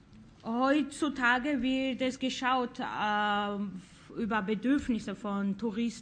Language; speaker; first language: German; non-native, fluent; Georgian